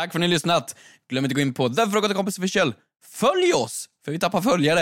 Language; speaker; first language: Swedish; native; Swedish